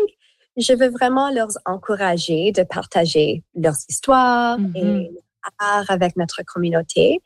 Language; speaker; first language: French; non-native, local second language; English